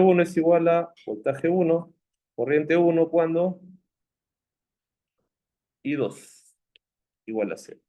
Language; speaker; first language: Spanish; native; Spanish